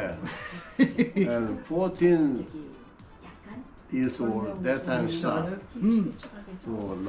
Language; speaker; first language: English; non-native, learner; Korean